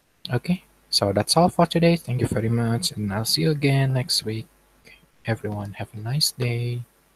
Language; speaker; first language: English; non-native, fluent; Indonesian